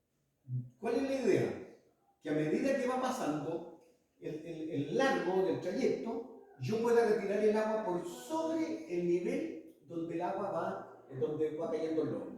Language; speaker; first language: Spanish; native; Spanish